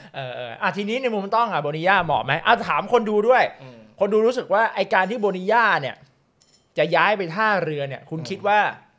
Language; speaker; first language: Thai; native; Thai